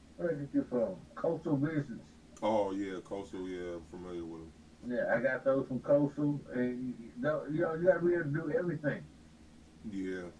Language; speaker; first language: English; native; English